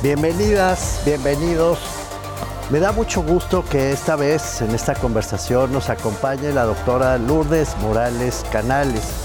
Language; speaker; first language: Spanish; native; Spanish